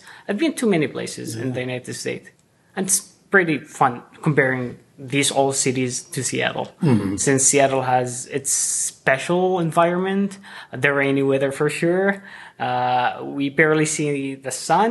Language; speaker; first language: English; non-native, fluent; Arabic